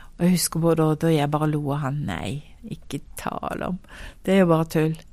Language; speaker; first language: Norwegian; early bilingual, heritage; Norwegian